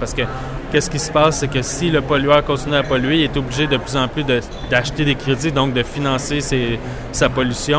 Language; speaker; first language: French; native; French